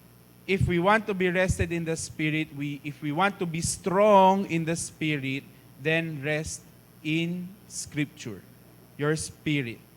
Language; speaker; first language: English; non-native, fluent; Filipino